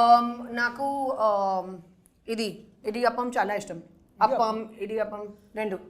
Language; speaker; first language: Telugu; non-native, learner; Hindi